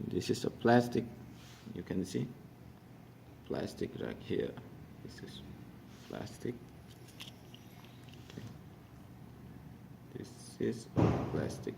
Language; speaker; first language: English; non-native, learner; Indonesian